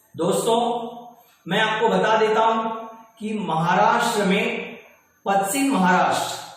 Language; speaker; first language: Hindi; non-native, local second language; Marathi